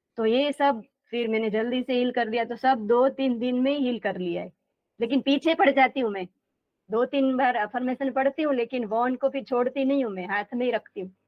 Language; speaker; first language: Hindi; non-native, local second language; Gujarati